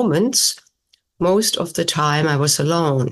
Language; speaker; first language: English; non-native, fluent; German